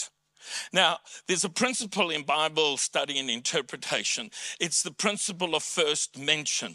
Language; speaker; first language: English; native; English